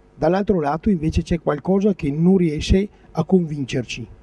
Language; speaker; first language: Italian; native; Italian